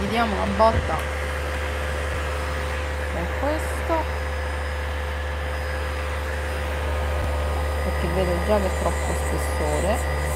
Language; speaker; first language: Italian; native; Italian